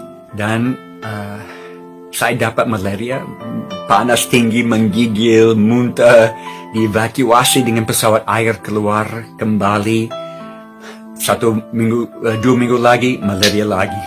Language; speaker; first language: Indonesian; non-native, fluent; English